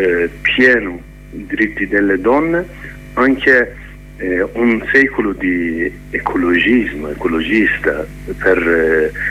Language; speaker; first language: Italian; non-native, learner; Kurdish